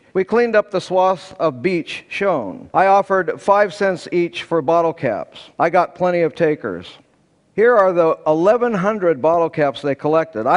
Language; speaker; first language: English; native; English